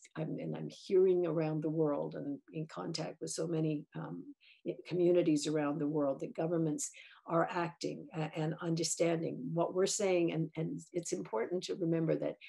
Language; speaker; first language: English; native; English